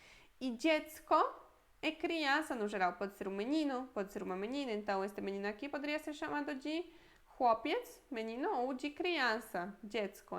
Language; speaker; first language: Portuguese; non-native, fluent; Polish